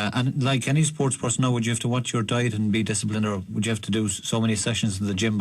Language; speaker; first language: English; native; English